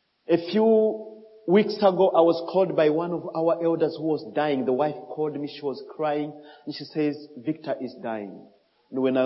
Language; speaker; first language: English; non-native, fluent; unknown